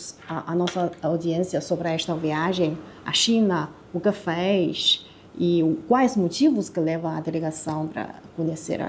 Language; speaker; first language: Portuguese; non-native, fluent; Chinese